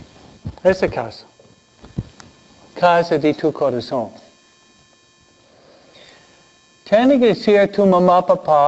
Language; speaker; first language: Spanish; non-native, fluent; English